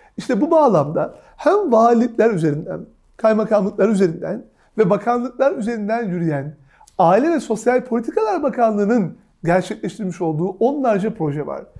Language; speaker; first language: Turkish; native; Turkish